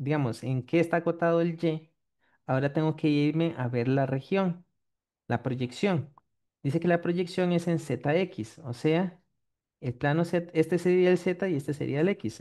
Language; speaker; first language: Spanish; native; Spanish